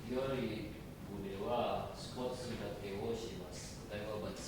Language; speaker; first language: Japanese; non-native, learner; Indonesian